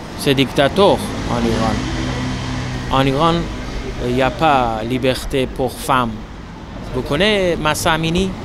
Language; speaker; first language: French; non-native, learner; Persian